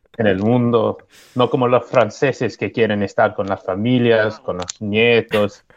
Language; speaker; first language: Spanish; non-native, fluent; English